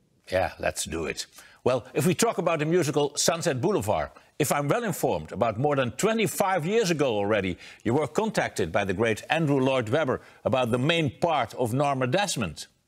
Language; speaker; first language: English; non-native, fluent; Dutch